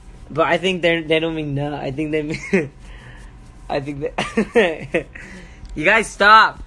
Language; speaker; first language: English; early bilingual, other home language; Spanish